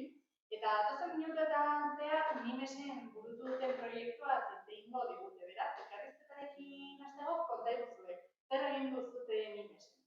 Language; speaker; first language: Basque; native; Basque